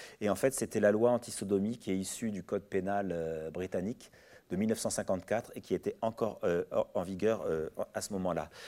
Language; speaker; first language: French; native; French